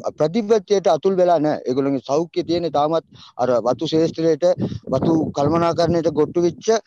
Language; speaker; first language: Sinhala; non-native, local second language; Tamil